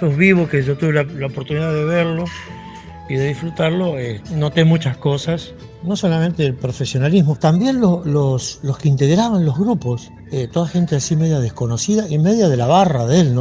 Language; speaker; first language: Spanish; native; Spanish